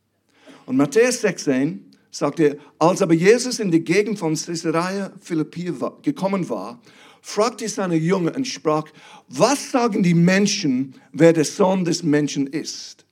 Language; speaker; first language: German; non-native, fluent; English